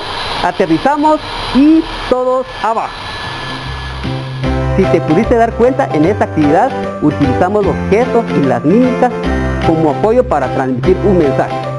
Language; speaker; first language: Spanish; native; Spanish